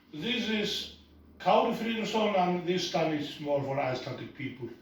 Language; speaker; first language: English; non-native, fluent; Icelandic